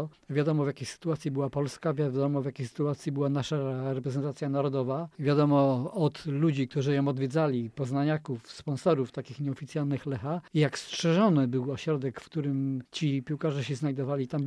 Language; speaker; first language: Polish; native; Polish